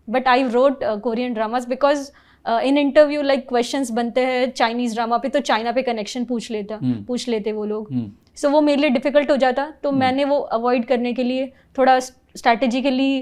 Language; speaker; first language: Hindi; non-native, local second language; Marathi